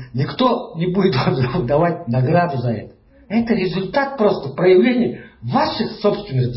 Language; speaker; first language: Russian; native; Russian